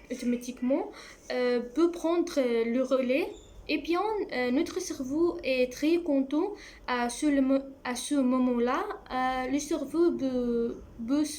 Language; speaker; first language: French; non-native, learner; Arabic